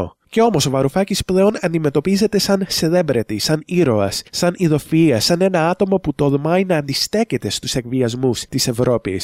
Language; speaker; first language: Greek; native; Greek